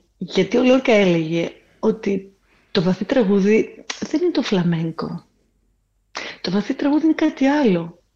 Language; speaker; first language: Greek; native; Greek